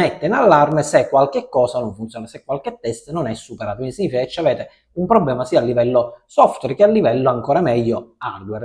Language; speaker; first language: Italian; native; Italian